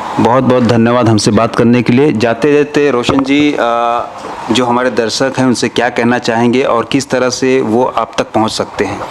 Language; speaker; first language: Hindi; native; Hindi